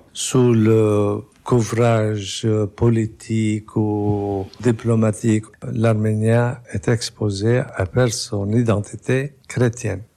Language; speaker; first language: French; non-native, local second language; Armenian